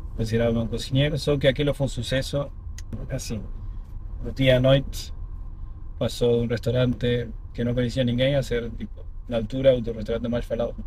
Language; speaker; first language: Portuguese; non-native, fluent; Spanish